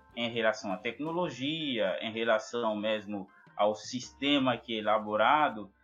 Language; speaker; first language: Portuguese; non-native, fluent; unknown